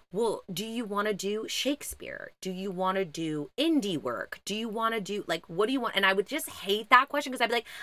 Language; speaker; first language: English; native; English